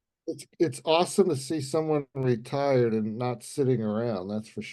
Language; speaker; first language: English; native; English